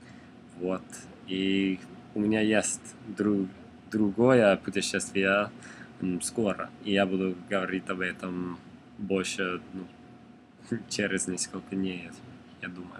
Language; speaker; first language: Russian; non-native, learner; English